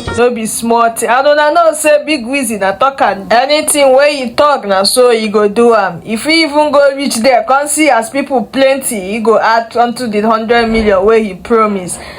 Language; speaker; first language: Nigerian Pidgin; native; Nigerian Pidgin